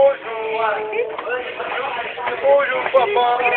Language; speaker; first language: French; native; French